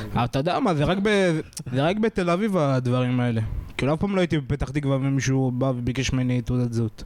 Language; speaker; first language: Hebrew; native; Hebrew